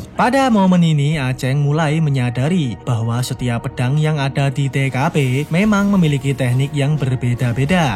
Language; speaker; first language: Indonesian; native; Indonesian